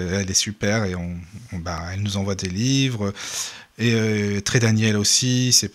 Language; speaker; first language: French; native; French